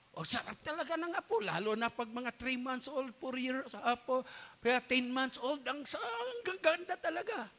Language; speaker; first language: Filipino; non-native, local second language; Cebuano